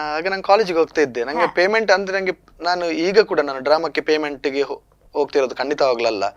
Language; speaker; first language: Kannada; non-native, local second language; Tulu